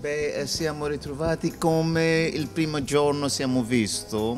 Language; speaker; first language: Italian; non-native, learner; Arabic